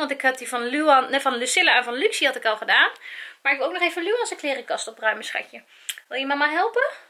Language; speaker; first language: Dutch; native; Dutch